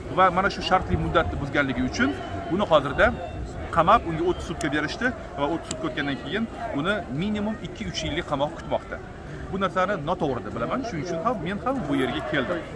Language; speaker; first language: Uzbek; non-native, local second language; Russian